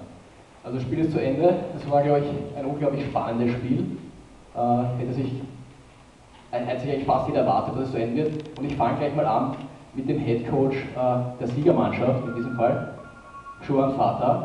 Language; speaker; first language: German; native; German